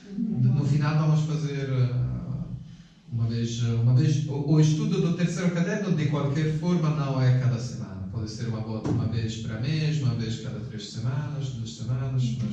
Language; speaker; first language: Portuguese; non-native, fluent; Italian